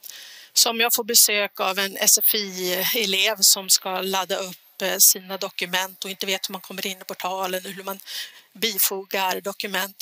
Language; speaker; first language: Swedish; native; Swedish